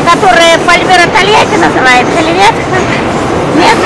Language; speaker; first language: Russian; native; Russian